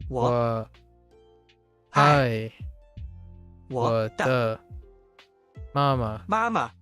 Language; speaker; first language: Chinese; non-native, learner; English